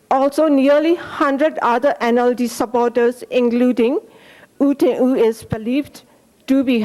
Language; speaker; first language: English; non-native, fluent; Burmese